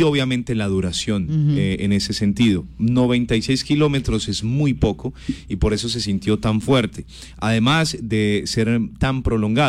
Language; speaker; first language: Spanish; native; Spanish